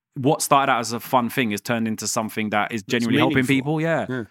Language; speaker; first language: English; native; English